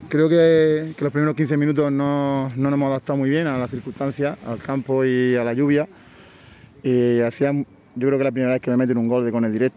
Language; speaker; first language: Spanish; native; Spanish